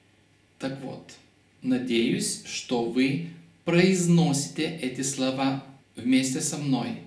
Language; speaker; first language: Russian; non-native, fluent; Lithuanian